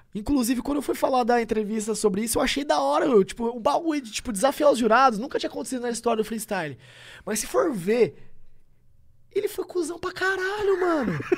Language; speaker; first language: Portuguese; native; Portuguese